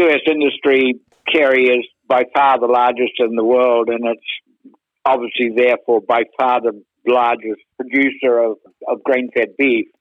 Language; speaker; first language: English; native; English